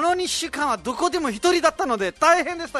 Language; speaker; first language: Japanese; non-native, fluent; Nepali